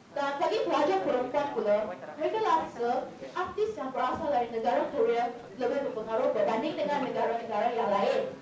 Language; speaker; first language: Malay; non-native, local second language; Chinese